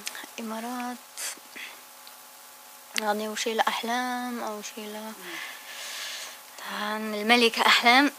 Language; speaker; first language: Arabic; native; Arabic